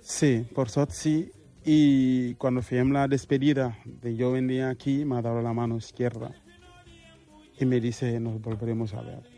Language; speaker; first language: Spanish; non-native, fluent; Mandingo